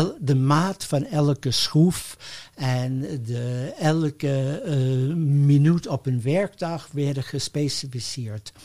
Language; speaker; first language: Dutch; non-native, fluent; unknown